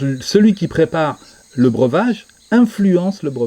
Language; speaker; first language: French; native; French